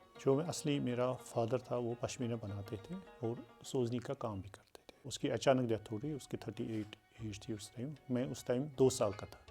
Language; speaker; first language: Urdu; non-native, local second language; Kashmiri